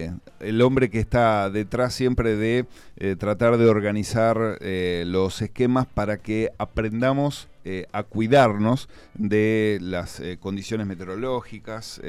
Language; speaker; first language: Spanish; native; Spanish